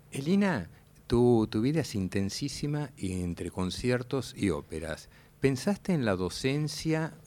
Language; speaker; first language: Spanish; native; Spanish